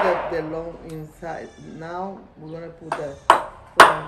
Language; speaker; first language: English; non-native, learner; Spanish